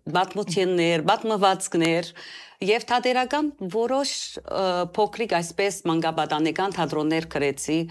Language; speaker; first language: Armenian; early bilingual, heritage; Armenian